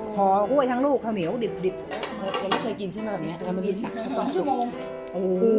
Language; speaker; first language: Thai; native; Thai